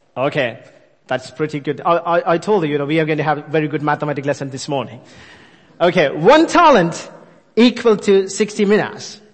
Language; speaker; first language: English; non-native, local second language; Malayalam